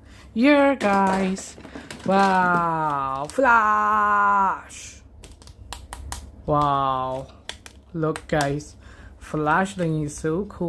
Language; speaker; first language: English; non-native, learner; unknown